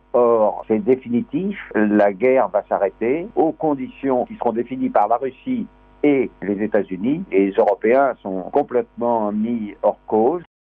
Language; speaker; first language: French; native; French